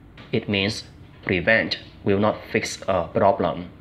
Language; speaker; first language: English; non-native, fluent; Vietnamese